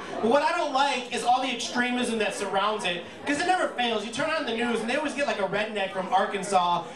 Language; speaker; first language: English; native; English